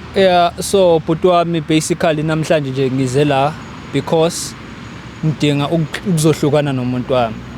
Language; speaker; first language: Zulu; non-native, local second language; Southern Sotho